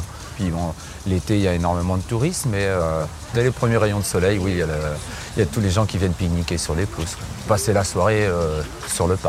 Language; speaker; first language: French; native; French